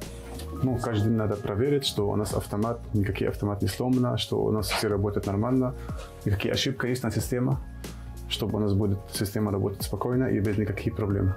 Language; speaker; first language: Russian; non-native, fluent; Arabic